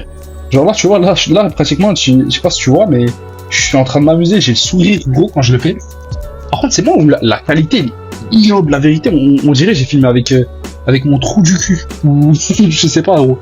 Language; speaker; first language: French; native; French